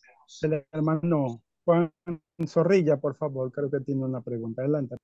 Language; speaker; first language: Spanish; native; Spanish